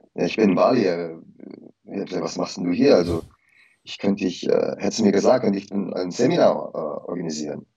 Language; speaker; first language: German; early bilingual, heritage; Indonesian